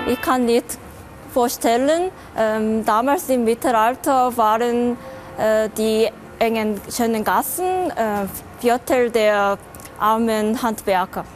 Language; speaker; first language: German; non-native, learner; Korean